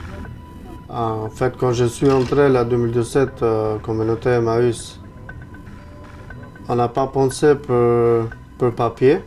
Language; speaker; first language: French; non-native, learner; Albanian